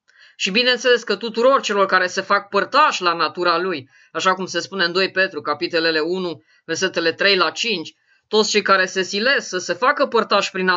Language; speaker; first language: Romanian; native; Romanian